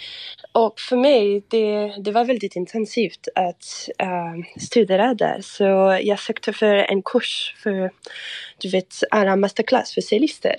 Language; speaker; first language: Swedish; non-native, fluent; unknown